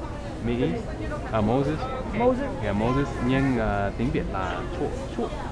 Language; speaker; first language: Vietnamese; non-native, learner; English